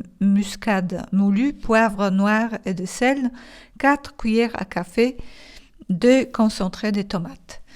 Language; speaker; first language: French; non-native, fluent; Polish